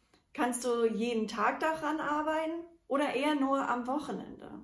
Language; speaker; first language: German; non-native, fluent; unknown